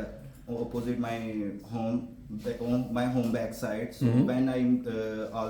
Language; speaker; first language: English; non-native, learner; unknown